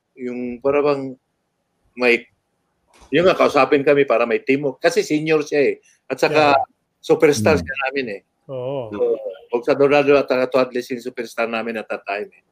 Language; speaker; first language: Filipino; native; Filipino